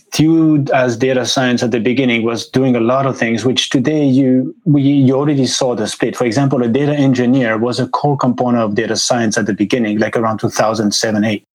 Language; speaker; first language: English; non-native, fluent; French